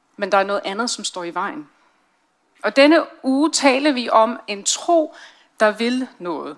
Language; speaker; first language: Danish; non-native, fluent; English